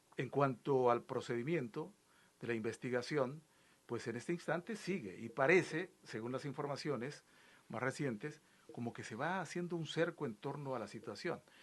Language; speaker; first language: Spanish; native; Spanish